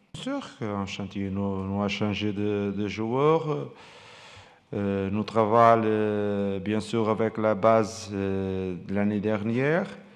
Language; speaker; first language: French; non-native, fluent; Portuguese